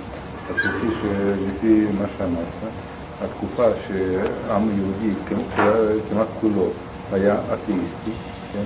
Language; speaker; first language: Hebrew; non-native, learner; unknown